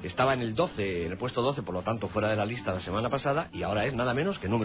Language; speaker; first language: Spanish; native; Spanish